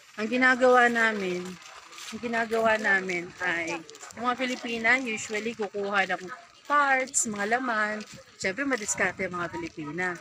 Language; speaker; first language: Filipino; native; Filipino